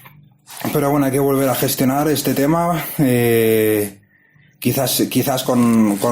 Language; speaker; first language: Spanish; native; Spanish